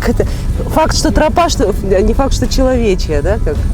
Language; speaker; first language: Russian; native; Russian